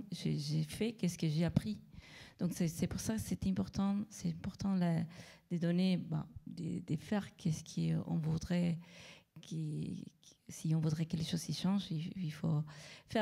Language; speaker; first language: French; non-native, fluent; Spanish